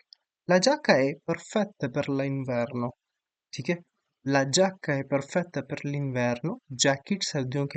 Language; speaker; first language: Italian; non-native, fluent; Urdu